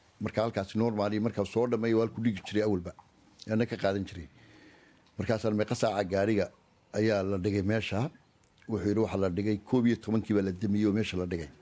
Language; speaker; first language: Somali; native; Somali